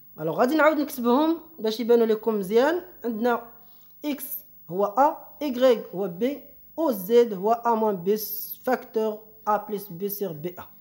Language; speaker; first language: French; non-native, local second language; Arabic